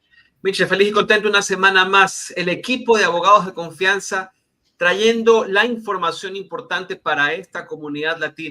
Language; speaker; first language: Spanish; native; Spanish